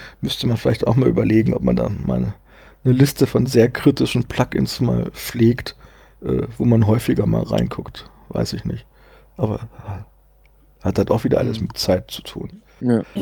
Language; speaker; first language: German; native; German